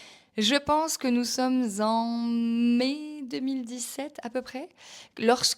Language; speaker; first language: French; native; French